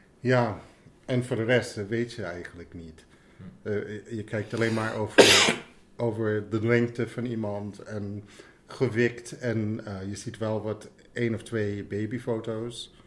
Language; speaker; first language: Dutch; non-native, fluent; English